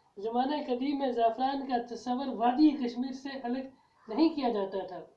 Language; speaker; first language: Urdu; non-native, local second language; Kashmiri